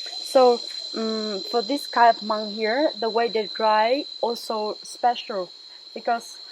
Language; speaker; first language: English; non-native, fluent; Vietnamese